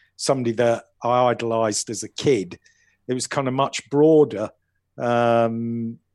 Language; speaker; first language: English; native; English